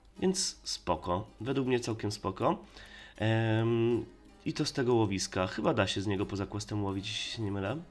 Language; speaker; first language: Polish; native; Polish